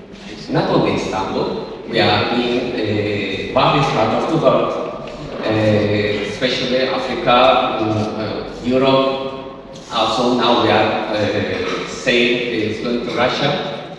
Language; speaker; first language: English; non-native, learner; Turkish